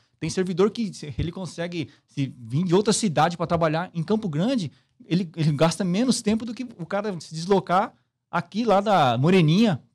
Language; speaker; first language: Portuguese; native; Portuguese